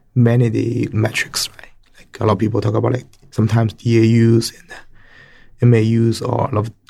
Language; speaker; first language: English; non-native, fluent; Chinese